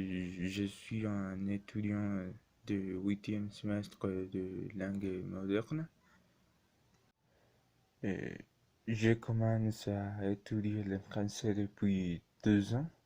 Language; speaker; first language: French; non-native, learner; Spanish